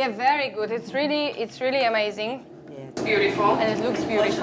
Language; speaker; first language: English; non-native, learner; Polish